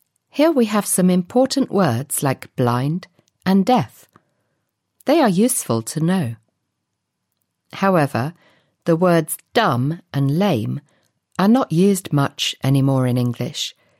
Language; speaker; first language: English; native; English